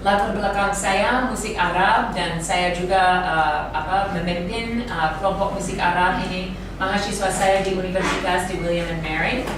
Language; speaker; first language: Indonesian; non-native, fluent; English